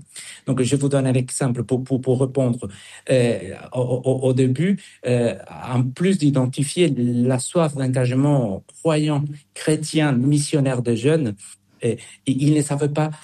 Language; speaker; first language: French; non-native, fluent; Spanish